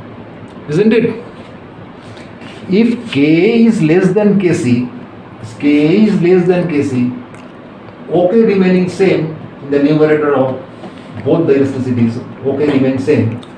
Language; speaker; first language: English; non-native, local second language; Bangla